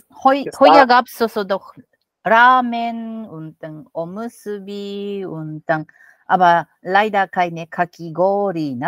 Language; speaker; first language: German; non-native, fluent; Japanese